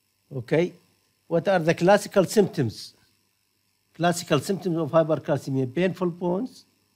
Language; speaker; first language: English; non-native, fluent; Arabic